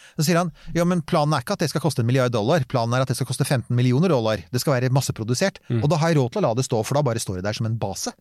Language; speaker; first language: Norwegian; native; Norwegian